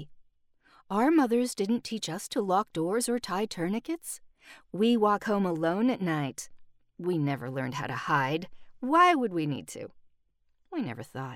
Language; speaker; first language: English; early bilingual, other home language; Spanish